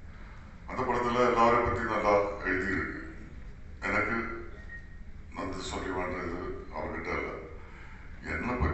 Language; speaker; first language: Tamil; non-native, learner; Malayalam